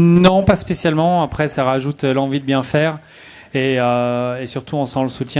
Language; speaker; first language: French; native; French